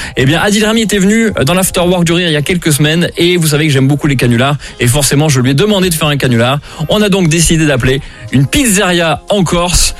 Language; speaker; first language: French; native; French